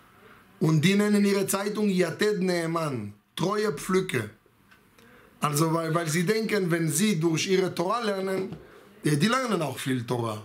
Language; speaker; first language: German; non-native, fluent; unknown